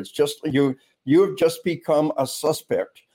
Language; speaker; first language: English; native; English